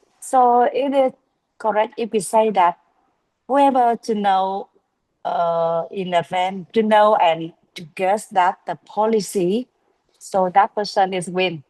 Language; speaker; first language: English; non-native, learner; Vietnamese